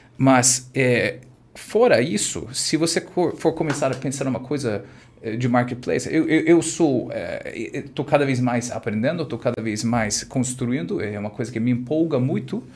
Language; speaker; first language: Portuguese; non-native, fluent; English